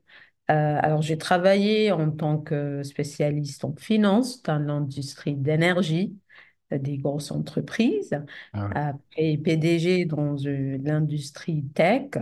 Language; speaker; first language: French; non-native, fluent; Arabic